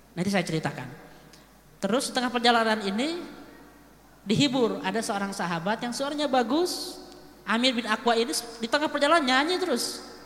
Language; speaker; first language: Indonesian; native; Indonesian